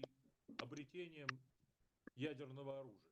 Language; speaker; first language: Russian; native; Russian